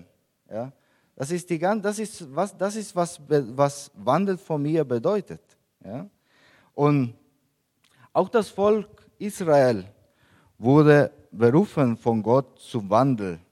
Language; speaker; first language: German; non-native, fluent; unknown